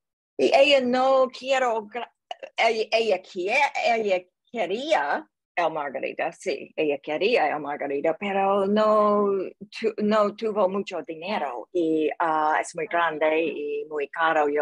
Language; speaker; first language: Spanish; non-native, learner; English